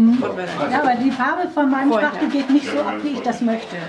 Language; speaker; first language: German; native; German